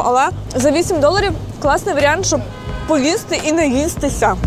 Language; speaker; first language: Ukrainian; native; Ukrainian